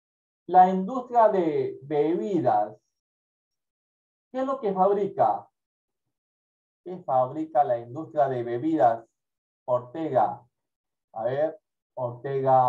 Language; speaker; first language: Spanish; native; Spanish